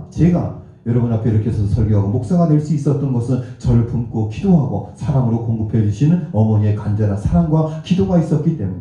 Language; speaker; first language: Korean; native; Korean